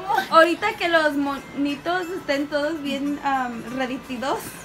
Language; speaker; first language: Spanish; early bilingual, other home language; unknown